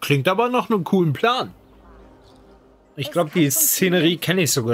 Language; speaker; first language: German; native; German